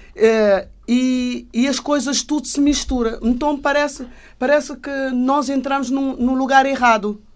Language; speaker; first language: Portuguese; non-native, local second language; Kabuverdianu